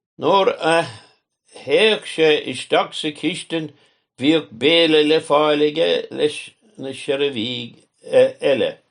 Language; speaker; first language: Irish; native; Irish